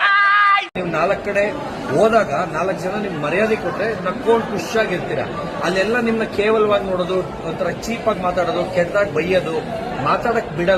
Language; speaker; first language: Kannada; native; Kannada